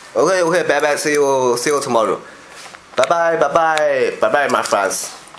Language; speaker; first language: English; non-native, learner; Chinese